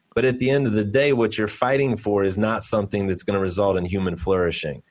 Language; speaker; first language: English; native; English